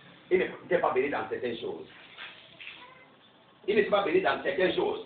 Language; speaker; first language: French; non-native, local second language; English